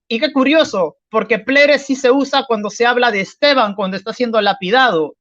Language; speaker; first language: Spanish; native; Spanish